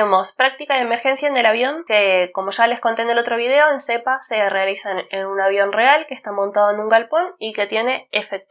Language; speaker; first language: Spanish; native; Spanish